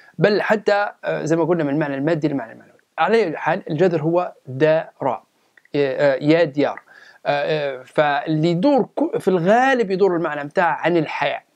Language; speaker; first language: Arabic; native; Arabic